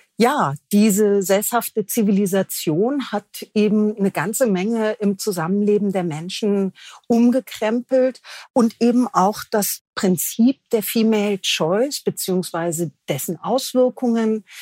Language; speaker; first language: German; native; German